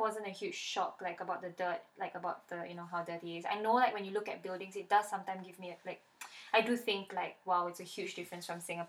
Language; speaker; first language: English; native; English